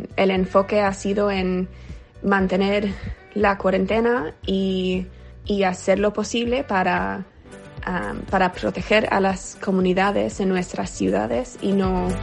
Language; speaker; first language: Spanish; non-native, fluent; English